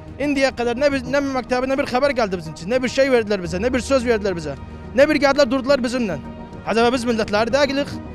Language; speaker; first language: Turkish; native; Turkish